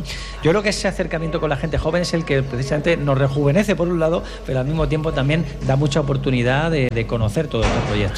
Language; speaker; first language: Spanish; native; Spanish